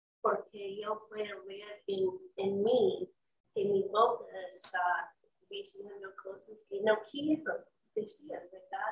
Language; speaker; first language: Spanish; non-native, learner; English